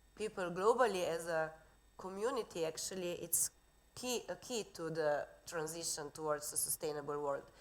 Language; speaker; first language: English; non-native, fluent; Slovenian